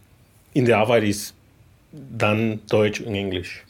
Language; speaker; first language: German; non-native, fluent; Spanish